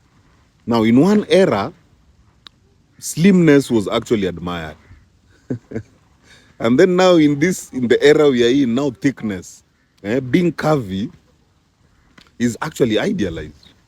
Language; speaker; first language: English; non-native, local second language; Swahili